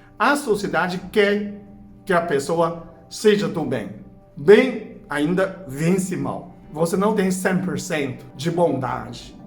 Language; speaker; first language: Portuguese; non-native, fluent; Chinese